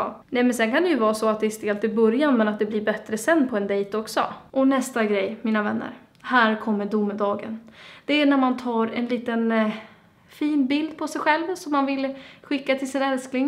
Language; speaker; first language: Swedish; native; Swedish